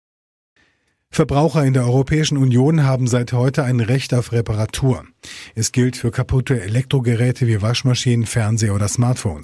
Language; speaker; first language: German; native; German